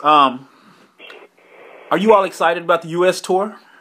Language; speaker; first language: English; native; English